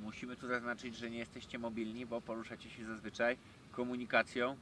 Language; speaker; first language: Polish; native; Polish